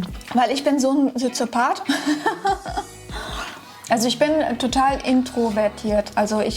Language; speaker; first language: German; native; German